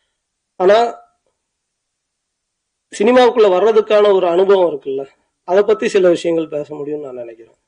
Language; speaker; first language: Tamil; native; Tamil